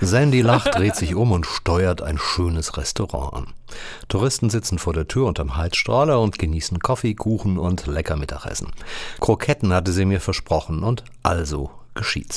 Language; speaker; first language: German; native; German